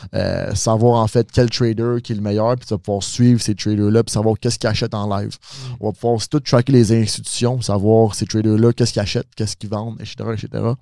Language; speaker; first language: French; native; French